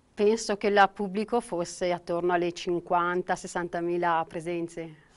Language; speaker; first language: Italian; native; Italian